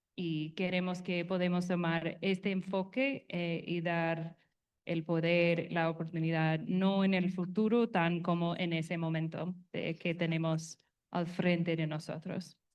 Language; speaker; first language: Spanish; non-native, learner; English